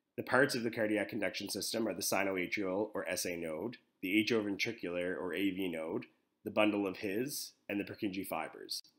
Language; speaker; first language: English; native; English